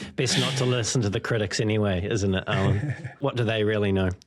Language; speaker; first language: English; native; English